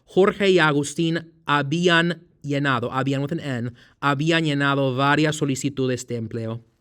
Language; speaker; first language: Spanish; non-native, fluent; English